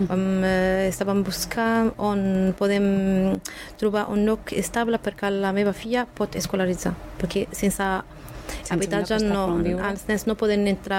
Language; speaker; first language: Catalan; non-native, fluent; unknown